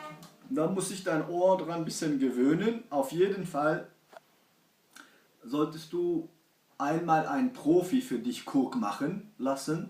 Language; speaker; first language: German; non-native, fluent; Kurdish